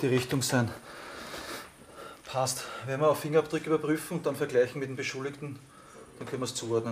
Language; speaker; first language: German; native; German